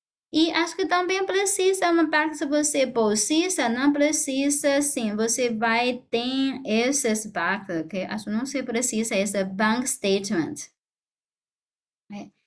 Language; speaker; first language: Portuguese; non-native, fluent; Chinese